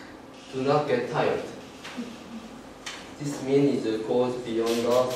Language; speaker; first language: English; non-native, learner; Korean